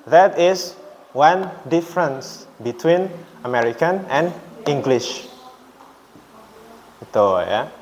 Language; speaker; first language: English; non-native, learner; Indonesian